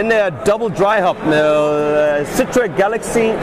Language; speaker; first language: Danish; non-native, fluent; English